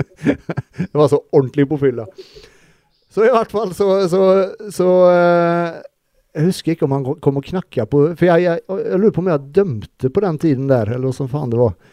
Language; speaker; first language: Norwegian; native; Norwegian